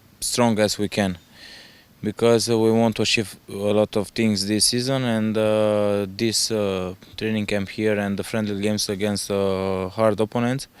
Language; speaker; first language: English; non-native, fluent; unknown